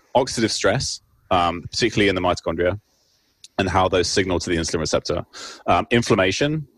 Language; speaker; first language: English; native; English